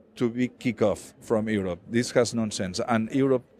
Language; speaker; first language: English; non-native, fluent; Catalan